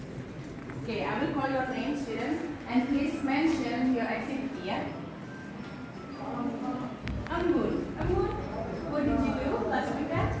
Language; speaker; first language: English; non-native, fluent; Indonesian